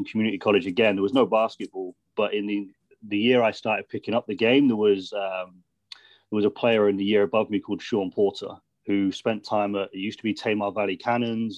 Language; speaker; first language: English; native; English